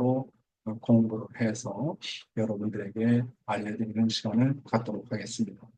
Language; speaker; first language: Korean; native; Korean